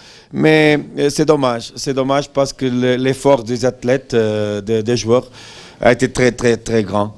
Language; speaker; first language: French; non-native, fluent; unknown